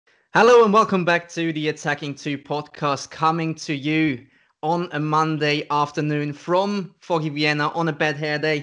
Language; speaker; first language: English; non-native, fluent; German